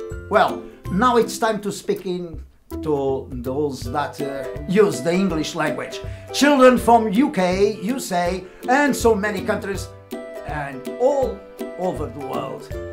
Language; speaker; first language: English; non-native, learner; Portuguese